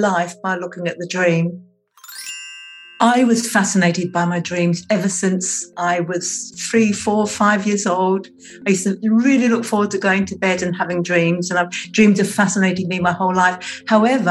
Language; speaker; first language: English; native; English